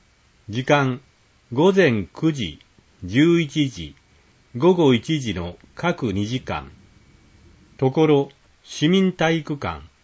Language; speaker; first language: Japanese; native; Japanese